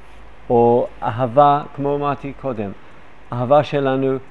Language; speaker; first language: Hebrew; non-native, fluent; English